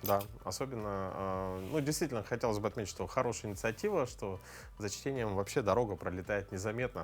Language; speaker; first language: Russian; native; Russian